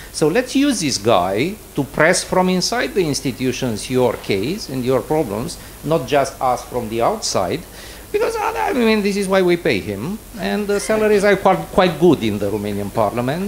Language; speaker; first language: English; non-native, fluent; Romanian